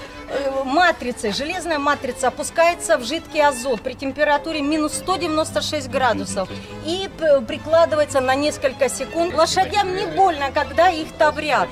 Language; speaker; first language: Russian; native; Russian